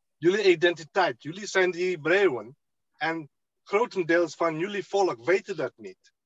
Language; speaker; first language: Dutch; non-native, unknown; Shona